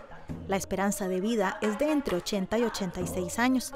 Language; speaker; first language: Spanish; native; Spanish